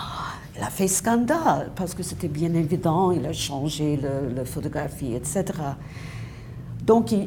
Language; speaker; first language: French; non-native, fluent; English